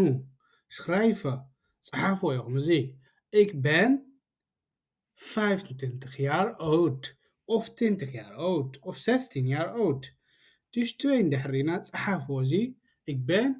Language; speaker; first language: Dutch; non-native, learner; Tigrinya